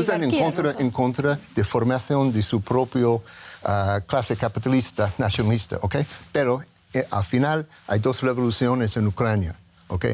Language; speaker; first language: Spanish; non-native, learner; English